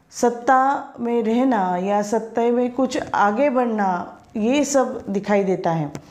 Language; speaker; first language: Hindi; non-native, local second language; Marathi